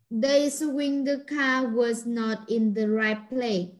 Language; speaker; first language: English; non-native, learner; Vietnamese